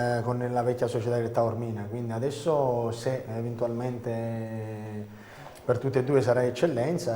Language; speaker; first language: Italian; native; Italian